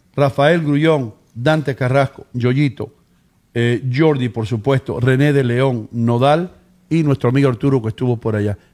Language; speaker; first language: Spanish; early bilingual, heritage; Spanish